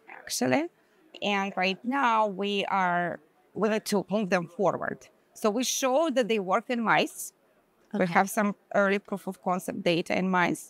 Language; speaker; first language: English; non-native, fluent; Hebrew